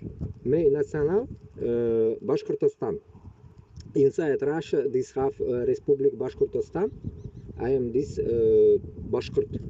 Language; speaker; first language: English; non-native, learner; Bashkir